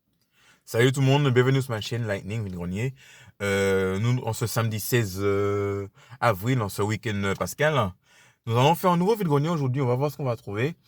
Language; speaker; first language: French; native; French